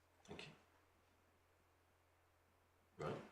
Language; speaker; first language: English; native; English